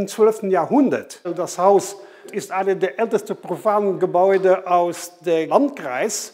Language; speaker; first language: German; non-native, fluent; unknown